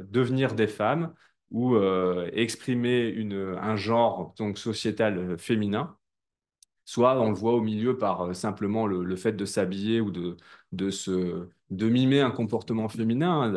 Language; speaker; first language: French; native; French